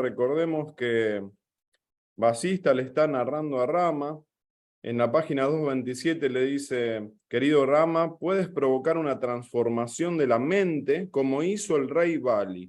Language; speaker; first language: Spanish; native; Spanish